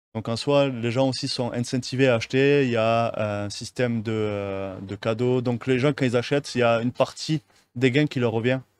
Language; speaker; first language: French; native; French